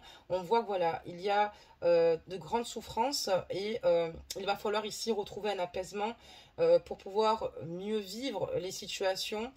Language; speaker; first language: French; native; French